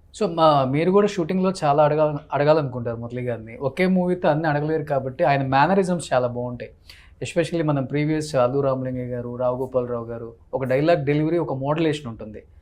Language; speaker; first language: Telugu; native; Telugu